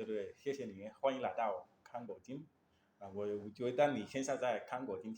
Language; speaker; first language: Chinese; non-native, learner; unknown